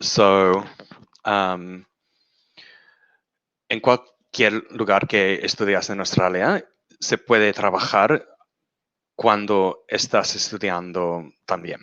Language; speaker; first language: Spanish; non-native, learner; English